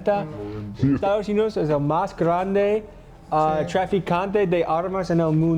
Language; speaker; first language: Spanish; non-native, learner; English